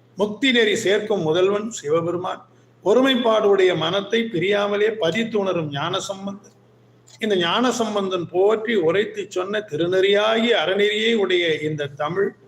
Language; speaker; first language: Tamil; native; Tamil